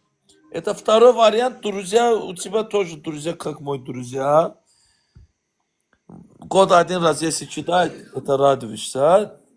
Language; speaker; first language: Russian; non-native, learner; Azerbaijani